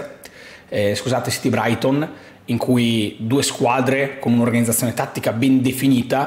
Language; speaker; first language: Italian; native; Italian